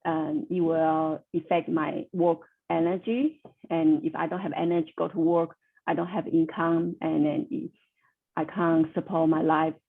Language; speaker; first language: English; non-native, learner; Chinese